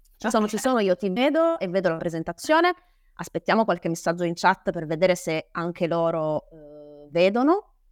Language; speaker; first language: Italian; native; Italian